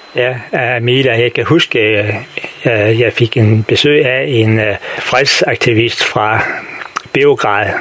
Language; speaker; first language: Danish; native; Danish